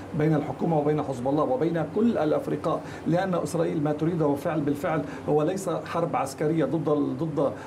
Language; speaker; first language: Arabic; native; Arabic